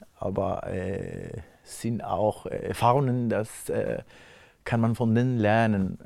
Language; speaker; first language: German; non-native, fluent; Spanish